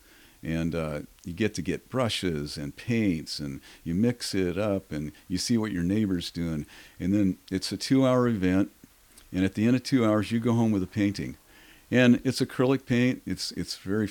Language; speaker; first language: English; native; English